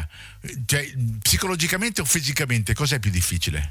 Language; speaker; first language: Italian; native; Italian